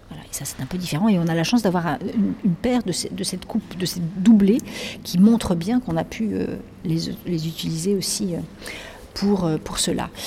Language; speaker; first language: French; native; French